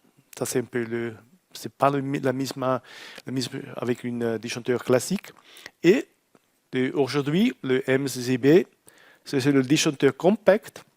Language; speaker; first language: French; non-native, learner; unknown